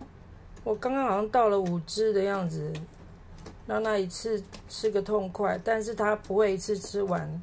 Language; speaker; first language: Chinese; native; Chinese